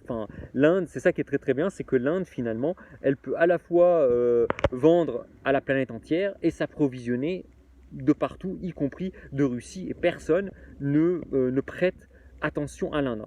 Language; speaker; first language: French; native; French